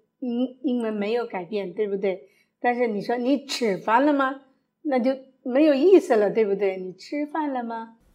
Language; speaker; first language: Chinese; early bilingual, other home language; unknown